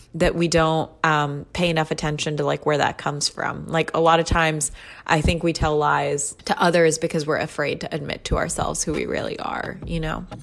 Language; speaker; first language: English; early bilingual, other home language; Urdu